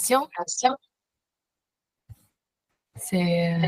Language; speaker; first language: French; non-native, learner; Vietnamese